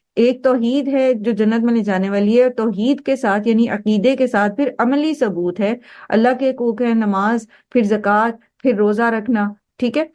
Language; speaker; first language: Urdu; native; Urdu